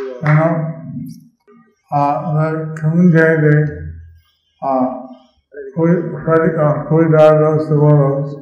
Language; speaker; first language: Spanish; non-native, learner; English